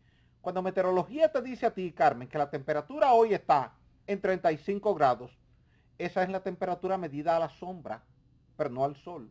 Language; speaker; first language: Spanish; native; Spanish